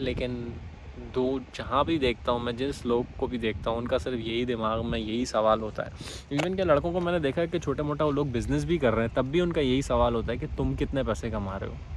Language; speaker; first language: Urdu; native; Urdu